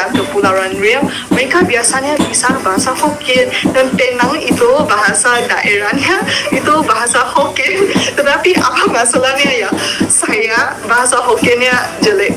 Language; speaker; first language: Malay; non-native, local second language; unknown